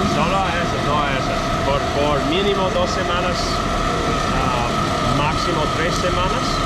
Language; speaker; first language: Spanish; non-native, learner; English